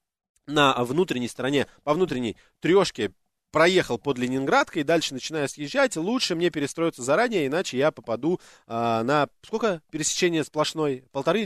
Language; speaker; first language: Russian; native; Russian